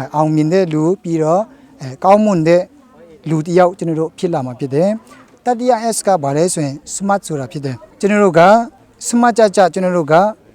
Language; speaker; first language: Burmese; non-native, local second language; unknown